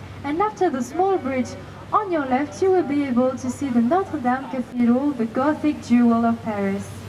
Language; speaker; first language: English; non-native, fluent; French